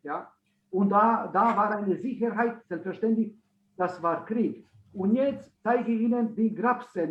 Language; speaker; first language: German; non-native, fluent; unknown